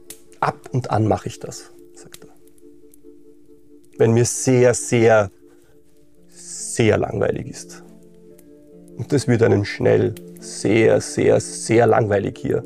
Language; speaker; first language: German; native; German